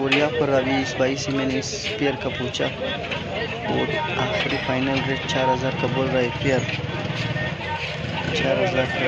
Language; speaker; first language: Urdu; non-native, local second language; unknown